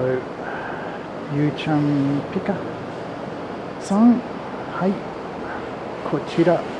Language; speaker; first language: Japanese; non-native, learner; English